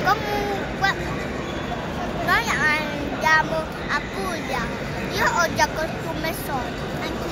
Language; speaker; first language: Italian; early bilingual, other home language; Filipino